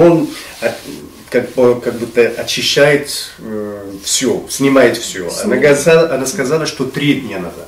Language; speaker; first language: Russian; non-native, fluent; Arabic